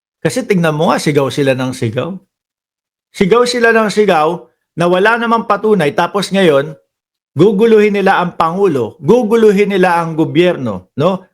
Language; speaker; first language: Filipino; native; Filipino